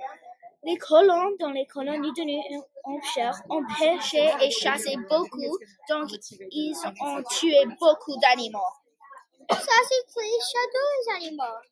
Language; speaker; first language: French; non-native, learner; English